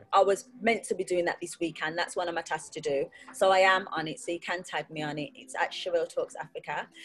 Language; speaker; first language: English; native; English